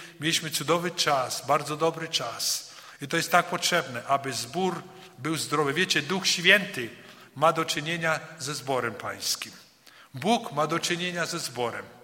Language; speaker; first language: Polish; early bilingual, heritage; Polish